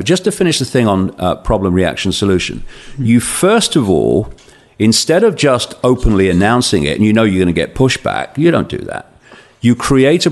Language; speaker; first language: English; native; English